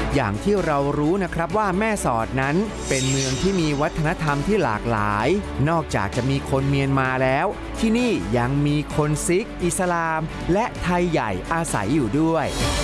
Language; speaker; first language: Thai; native; Thai